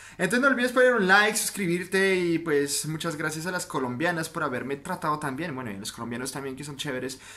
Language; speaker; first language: Spanish; non-native, fluent; French